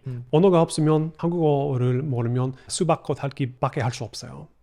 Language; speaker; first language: Korean; non-native, fluent; English